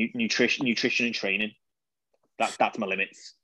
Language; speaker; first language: English; native; English